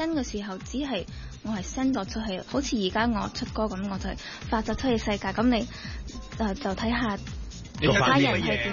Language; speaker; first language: Cantonese; early bilingual, heritage; Cantonese